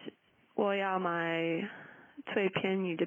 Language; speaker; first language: Chinese; non-native, learner; English